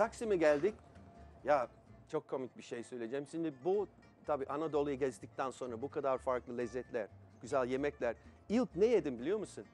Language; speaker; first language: Turkish; non-native, fluent; English